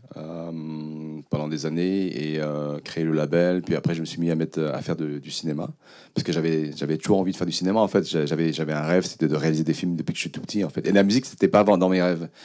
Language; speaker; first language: French; early bilingual, other home language; Khmer